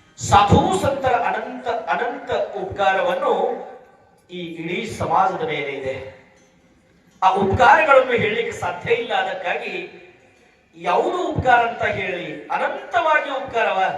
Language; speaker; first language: Kannada; non-native, local second language; Marathi